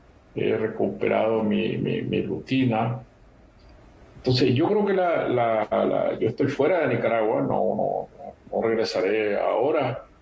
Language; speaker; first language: Spanish; native; Spanish